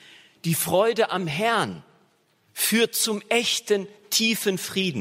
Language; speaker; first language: German; native; German